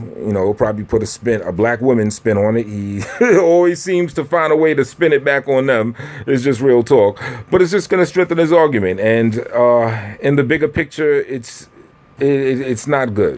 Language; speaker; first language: English; native; English